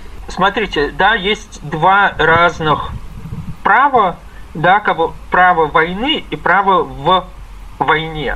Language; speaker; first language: Russian; native; Russian